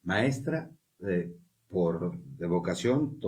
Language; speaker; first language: Spanish; native; Spanish